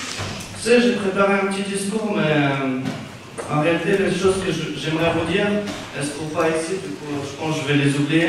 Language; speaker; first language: French; non-native, fluent; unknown